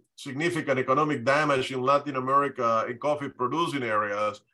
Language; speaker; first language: English; non-native, fluent; Spanish